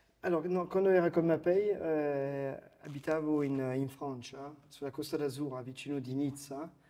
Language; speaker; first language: Italian; non-native, fluent; French